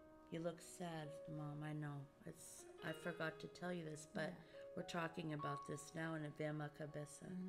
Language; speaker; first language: English; early bilingual, other home language; Portuguese